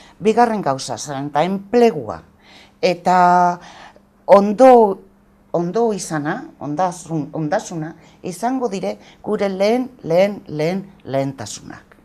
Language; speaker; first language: Basque; non-native, local second language; Spanish